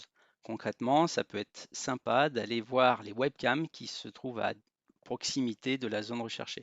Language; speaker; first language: French; native; French